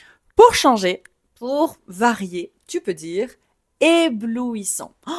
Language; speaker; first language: French; native; French